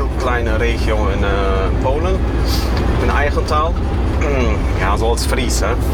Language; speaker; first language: Dutch; non-native, fluent; Kashubian